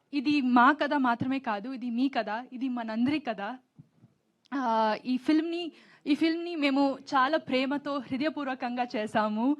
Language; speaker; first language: Telugu; non-native, learner; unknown